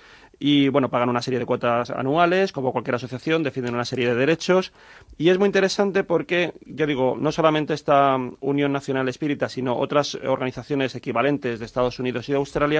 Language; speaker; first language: Spanish; native; Spanish